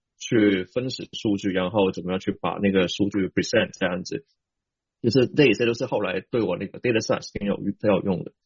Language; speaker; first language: Chinese; non-native, local second language; Cantonese